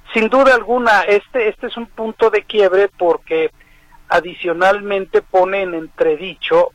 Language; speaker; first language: Spanish; native; Spanish